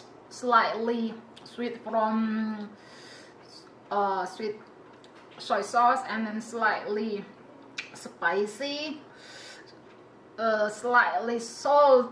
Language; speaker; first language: English; non-native, learner; Indonesian